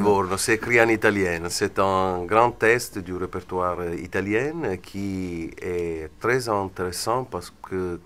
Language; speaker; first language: French; non-native, fluent; Italian